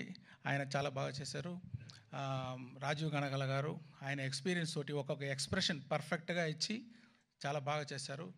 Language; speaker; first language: Telugu; non-native, learner; Tamil